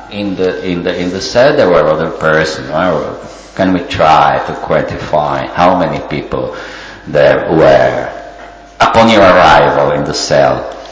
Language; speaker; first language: English; non-native, fluent; Italian